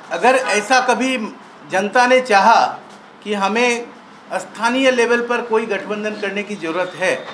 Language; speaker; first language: Hindi; non-native, local second language; Assamese